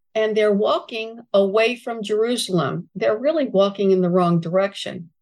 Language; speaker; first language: English; native; English